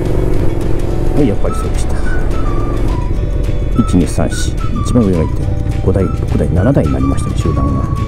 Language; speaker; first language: Japanese; native; Japanese